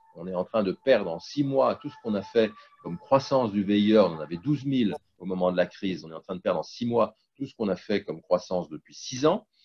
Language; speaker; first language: French; native; French